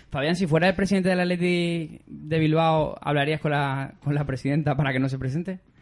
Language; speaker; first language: Spanish; native; Spanish